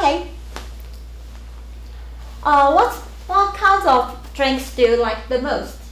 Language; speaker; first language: English; non-native, learner; Chinese